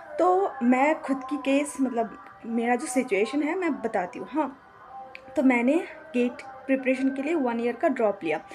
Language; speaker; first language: Hindi; non-native, local second language; Bangla